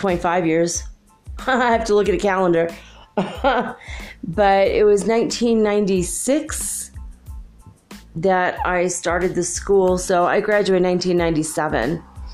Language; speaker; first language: English; native; English